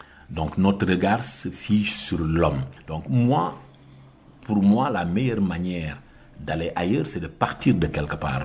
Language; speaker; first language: French; non-native, local second language; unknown